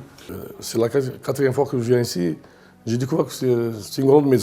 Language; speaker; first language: French; non-native, local second language; Arabic